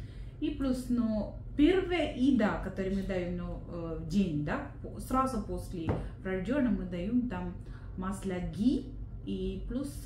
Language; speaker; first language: Russian; non-native, learner; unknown